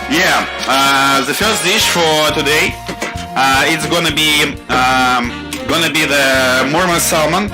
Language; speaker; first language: English; non-native, learner; Russian